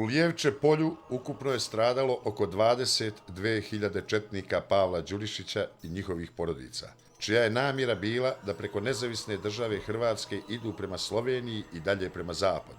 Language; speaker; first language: Bosnian; native; Bosnian